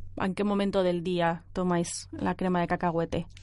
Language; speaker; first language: Spanish; native; Spanish